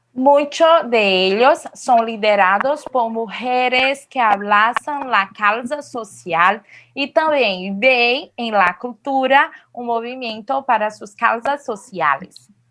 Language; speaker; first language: Spanish; non-native, fluent; Portuguese